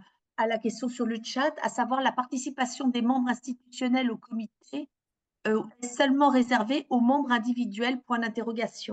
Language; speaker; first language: French; native; French